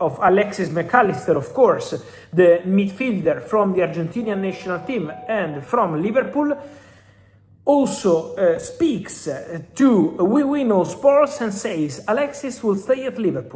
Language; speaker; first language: English; non-native, fluent; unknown